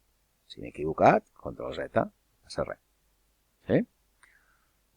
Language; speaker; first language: Catalan; native; Catalan